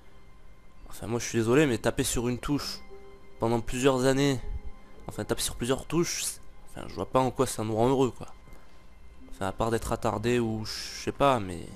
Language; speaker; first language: French; native; French